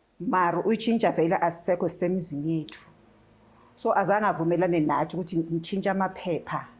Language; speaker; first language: Zulu; native; Zulu